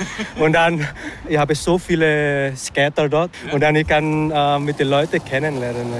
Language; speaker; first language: German; non-native, learner; Indonesian